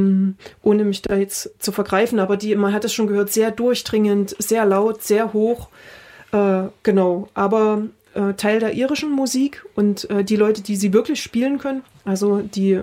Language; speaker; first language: German; native; German